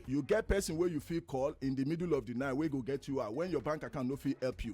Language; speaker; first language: Nigerian Pidgin; native; Nigerian Pidgin